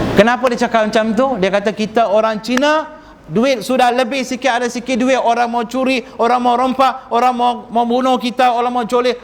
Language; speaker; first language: Malay; native; Malay